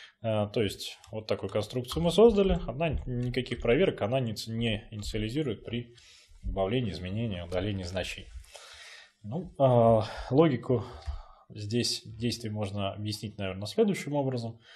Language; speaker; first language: Russian; native; Russian